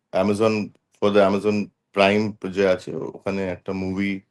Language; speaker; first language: Bangla; non-native, local second language; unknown